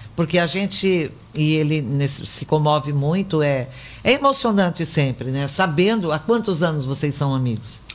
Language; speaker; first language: Portuguese; native; Portuguese